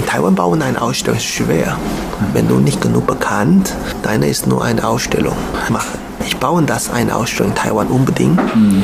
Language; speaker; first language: German; non-native, learner; Chinese